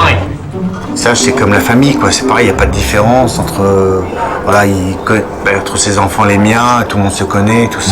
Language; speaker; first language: French; native; French